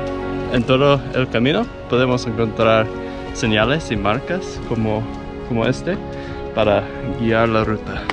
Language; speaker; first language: Spanish; non-native, learner; English